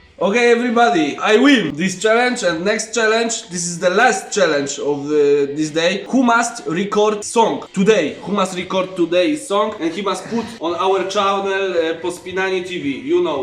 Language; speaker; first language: English; non-native, learner; Polish